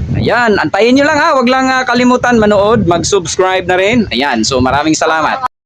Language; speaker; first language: Filipino; non-native, local second language; Cebuano